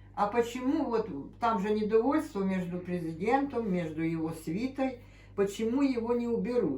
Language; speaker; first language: Russian; non-native, local second language; Ukrainian